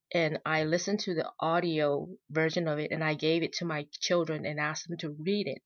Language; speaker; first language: English; non-native, local second language; Chinese